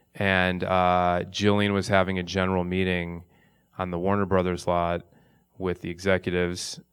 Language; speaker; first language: English; native; English